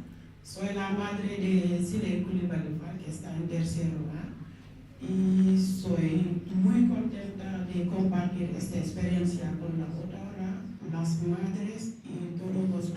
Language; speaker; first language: Spanish; non-native, local second language; Wolof